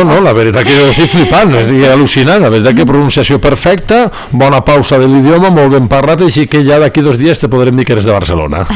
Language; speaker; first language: Catalan; native; Catalan